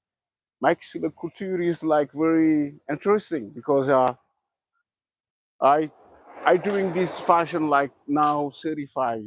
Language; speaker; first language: English; non-native, learner; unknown